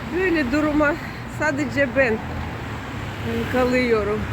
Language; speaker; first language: Turkish; non-native, learner; Russian